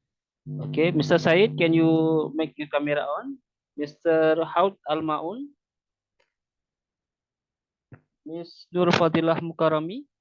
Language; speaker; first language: English; non-native, learner; Indonesian